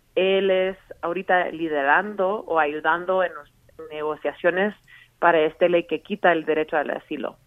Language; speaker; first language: Spanish; early bilingual, heritage; Spanish